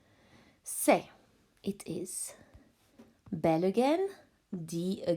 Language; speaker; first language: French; non-native, fluent; English